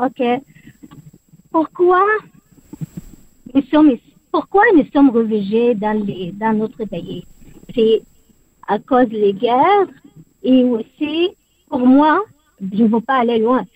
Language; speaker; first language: French; non-native, learner; Arabic